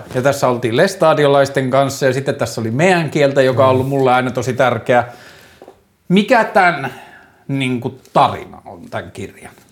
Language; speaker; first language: Finnish; native; Finnish